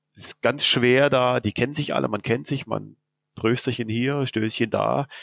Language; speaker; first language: German; native; German